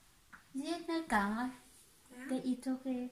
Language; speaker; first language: Danish; non-native, learner; Thai